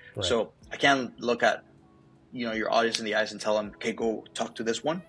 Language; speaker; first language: English; early bilingual, other home language; Spanish